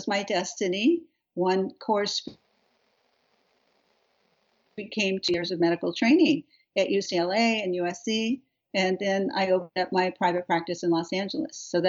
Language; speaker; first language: English; native; English